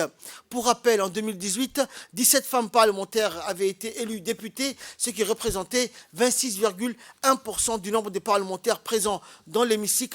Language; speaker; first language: French; native; French